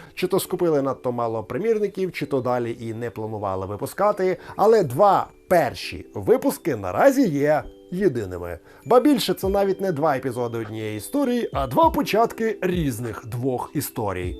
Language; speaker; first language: Ukrainian; native; Ukrainian